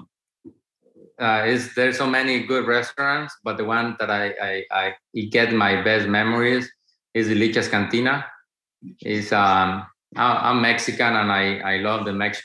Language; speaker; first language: English; non-native, fluent; Spanish